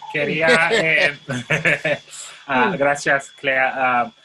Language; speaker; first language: Spanish; non-native, fluent; Haitian Creole